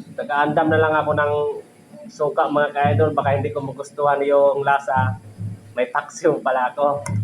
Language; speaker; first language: Filipino; non-native, local second language; Cebuano